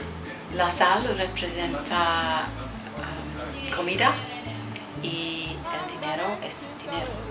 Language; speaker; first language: Spanish; non-native, learner; English